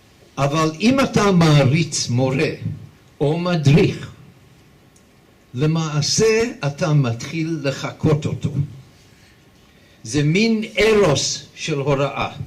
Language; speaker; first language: Hebrew; non-native, fluent; English